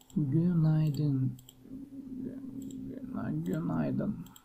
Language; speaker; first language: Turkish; non-native, learner; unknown